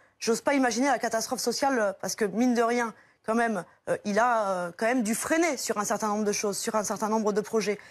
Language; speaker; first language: French; native; French